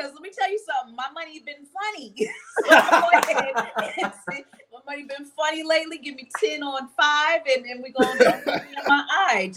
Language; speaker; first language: English; native; English